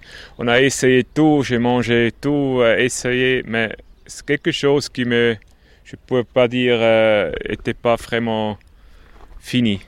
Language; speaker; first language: French; non-native, local second language; German